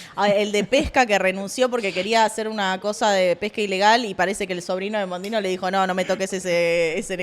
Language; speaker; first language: Spanish; native; Spanish